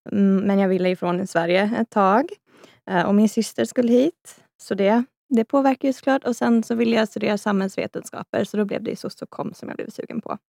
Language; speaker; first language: Swedish; native; Swedish